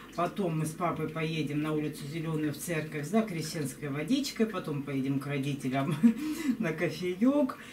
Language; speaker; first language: Russian; native; Russian